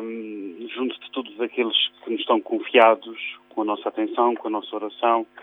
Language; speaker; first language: Portuguese; native; Portuguese